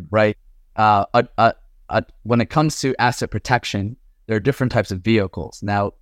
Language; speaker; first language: English; native; English